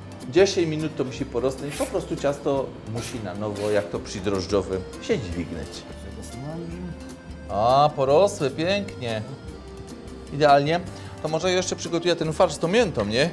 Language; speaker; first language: Polish; native; Polish